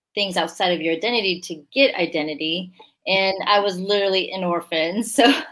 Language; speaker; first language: English; early bilingual, other home language; Korean